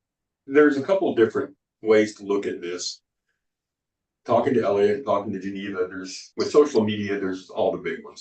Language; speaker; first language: English; native; English